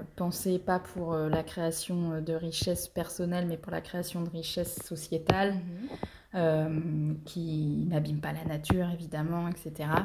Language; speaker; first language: French; native; French